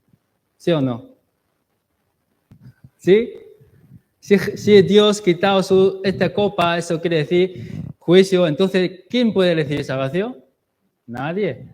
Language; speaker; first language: Spanish; non-native, learner; Chinese